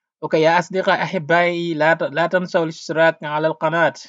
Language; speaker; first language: Arabic; non-native, fluent; Wolof